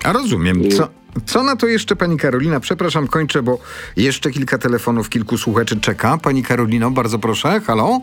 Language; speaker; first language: Polish; native; Polish